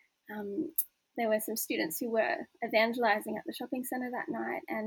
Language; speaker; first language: English; native; English